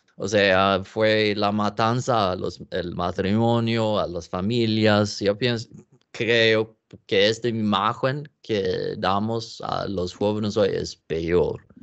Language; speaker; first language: Spanish; non-native, learner; Swedish